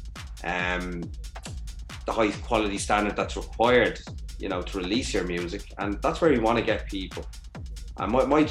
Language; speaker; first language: English; native; English